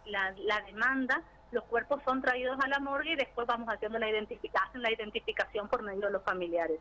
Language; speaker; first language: Spanish; native; Spanish